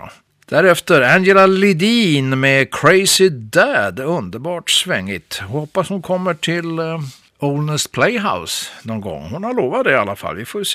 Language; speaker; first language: Swedish; native; Swedish